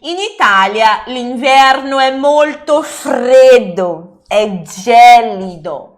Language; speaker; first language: Italian; non-native, fluent; Portuguese